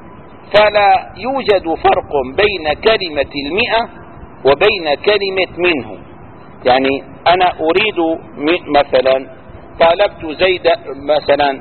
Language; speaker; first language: Arabic; native; Arabic